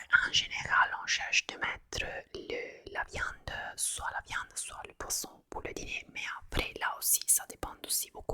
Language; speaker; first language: French; non-native, fluent; Italian